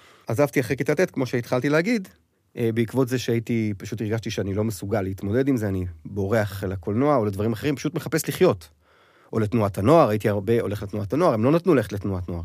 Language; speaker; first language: Hebrew; native; Hebrew